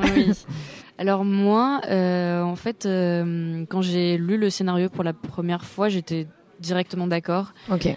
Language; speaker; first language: French; non-native, local second language; Arabic